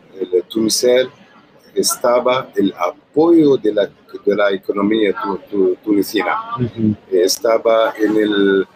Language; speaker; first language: Spanish; non-native, learner; Arabic